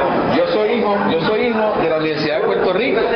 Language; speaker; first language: Spanish; native; Spanish